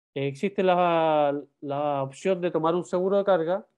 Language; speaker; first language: Spanish; native; Spanish